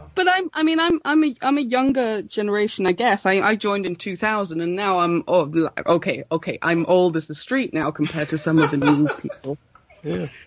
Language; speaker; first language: English; non-native, fluent; Swedish